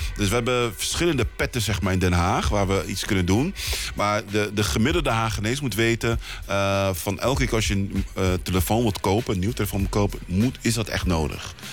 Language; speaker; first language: Dutch; early bilingual, other home language; Lingala